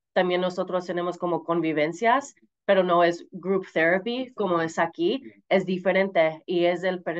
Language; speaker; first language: Spanish; early bilingual, heritage; Spanish